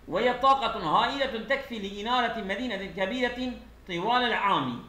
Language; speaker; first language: Arabic; non-native, fluent; Turkish